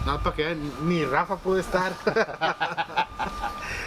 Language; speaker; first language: Spanish; early bilingual, heritage; Spanish